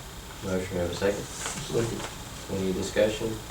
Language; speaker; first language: English; native; English